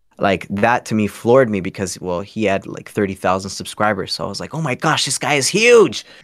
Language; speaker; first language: English; early bilingual, other home language; Spanish